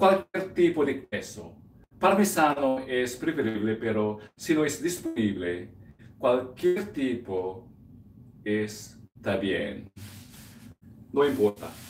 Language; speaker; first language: Spanish; non-native, learner; Filipino